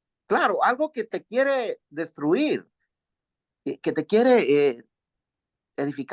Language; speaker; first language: Spanish; native; Spanish